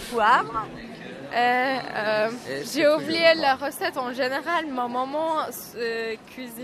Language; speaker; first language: French; non-native, learner; Turkish